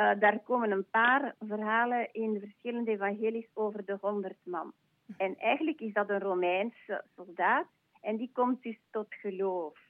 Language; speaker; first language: Dutch; non-native, local second language; French